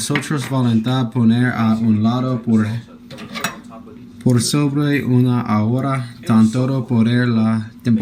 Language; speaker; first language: Spanish; non-native, learner; English